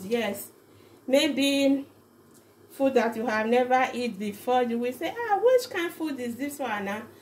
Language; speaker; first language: English; non-native, local second language; Bini